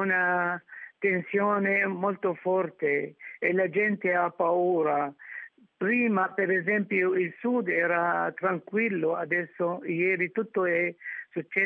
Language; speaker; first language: Italian; non-native, fluent; Arabic